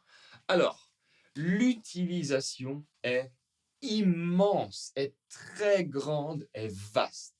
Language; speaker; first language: French; native; French